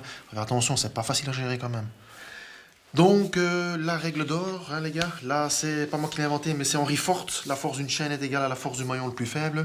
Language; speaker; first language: French; native; French